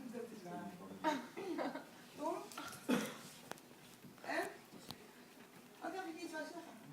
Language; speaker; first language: Dutch; non-native, fluent; French